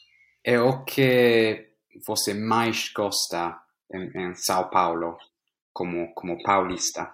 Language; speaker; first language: Portuguese; non-native, fluent; English